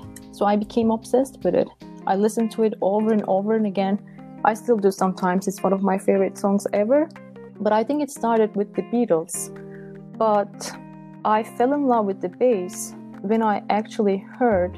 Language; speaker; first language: English; non-native, fluent; Turkish